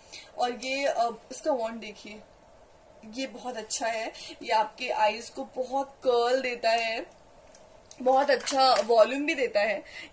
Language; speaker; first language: Hindi; native; Hindi